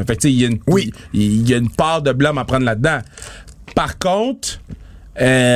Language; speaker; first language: French; native; French